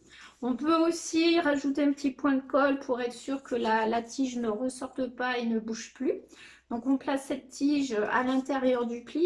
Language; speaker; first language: French; native; French